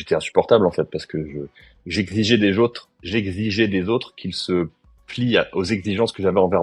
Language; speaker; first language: French; native; French